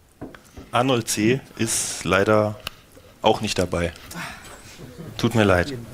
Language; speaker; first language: German; native; German